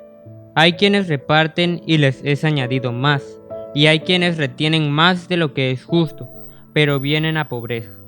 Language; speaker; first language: Spanish; native; Spanish